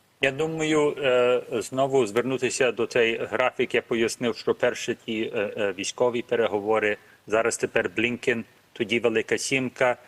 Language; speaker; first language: Ukrainian; early bilingual, heritage; Ukrainian